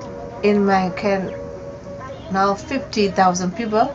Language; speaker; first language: English; non-native, learner; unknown